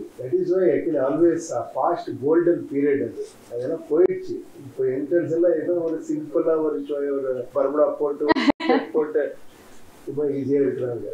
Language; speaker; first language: Tamil; non-native, learner; Kannada